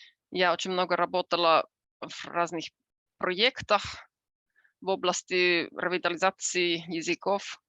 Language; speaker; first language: Russian; non-native, fluent; Finnish